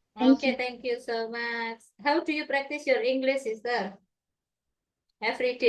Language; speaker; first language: English; non-native, fluent; Indonesian